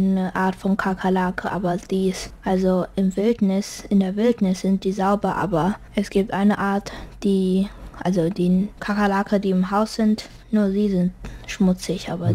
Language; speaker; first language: German; early bilingual, heritage; German